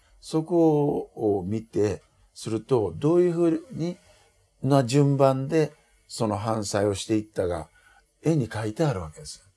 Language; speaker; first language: Japanese; native; Japanese